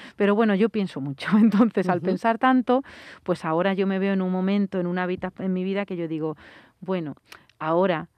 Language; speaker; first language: Spanish; native; Spanish